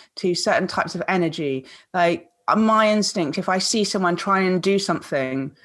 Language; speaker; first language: English; native; English